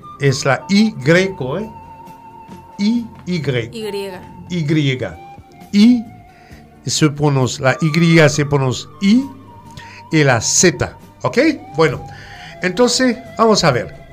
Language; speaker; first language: Spanish; non-native, fluent; French